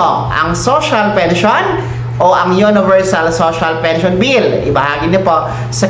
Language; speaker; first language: Filipino; native; Filipino